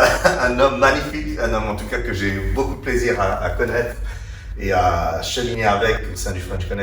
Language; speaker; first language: French; native; French